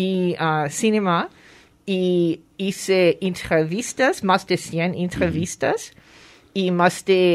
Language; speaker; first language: Spanish; non-native, fluent; French